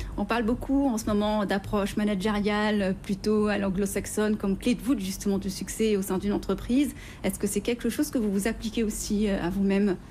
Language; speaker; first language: French; native; French